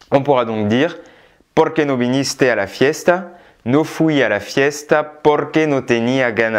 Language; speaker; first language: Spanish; non-native, fluent; French